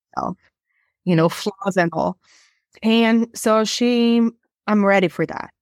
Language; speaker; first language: English; non-native, fluent; Portuguese